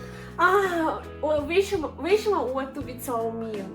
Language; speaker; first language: Chinese; non-native, learner; Russian